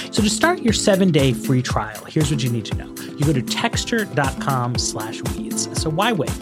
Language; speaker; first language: English; native; English